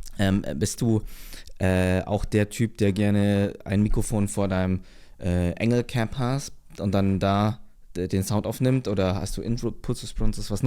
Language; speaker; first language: German; native; German